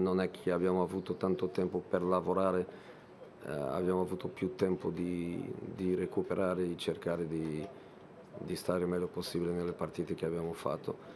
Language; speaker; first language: Italian; non-native, fluent; Portuguese